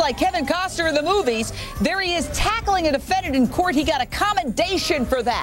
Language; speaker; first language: English; native; English